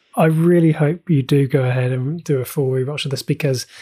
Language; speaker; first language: English; native; English